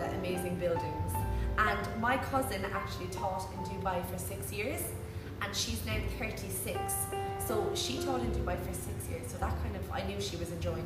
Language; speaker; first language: English; native; English